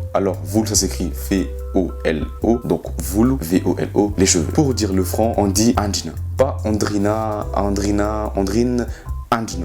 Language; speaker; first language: French; non-native, local second language; Malagasy